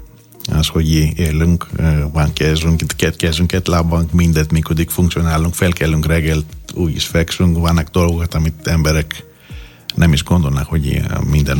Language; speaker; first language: Hungarian; non-native, fluent; Greek